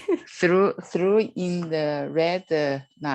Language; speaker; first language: English; non-native, learner; Chinese